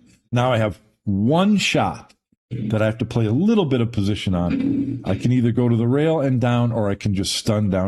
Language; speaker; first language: English; native; English